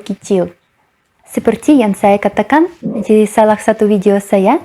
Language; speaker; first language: Indonesian; non-native, fluent; Russian